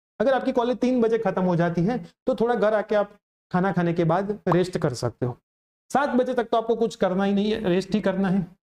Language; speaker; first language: Hindi; non-native, local second language; Gujarati